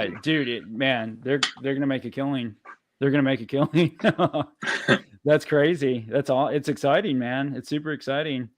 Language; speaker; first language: English; native; English